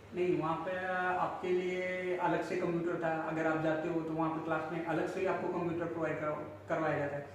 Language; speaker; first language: Hindi; native; Hindi